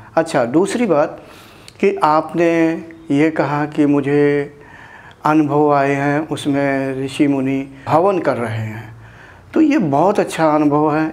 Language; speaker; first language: Hindi; native; Hindi